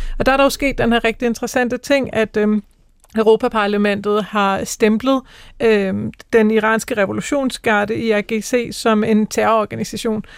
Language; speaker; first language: Danish; native; Danish